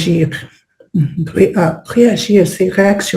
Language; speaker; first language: French; non-native, learner; Spanish